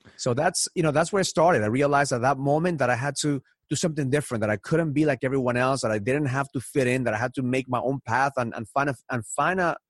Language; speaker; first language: English; early bilingual, other home language; Spanish